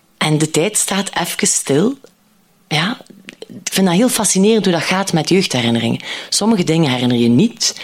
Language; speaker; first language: Dutch; native; Dutch